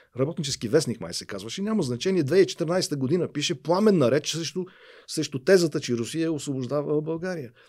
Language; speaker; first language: Bulgarian; native; Bulgarian